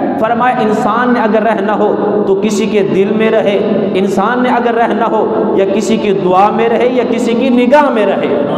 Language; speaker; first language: Urdu; non-native, local second language; Punjabi